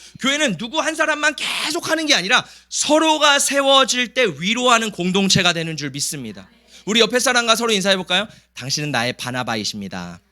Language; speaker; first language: Korean; early bilingual, heritage; Korean